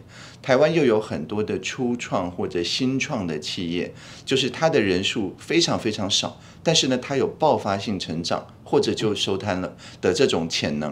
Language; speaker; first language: Chinese; native; Chinese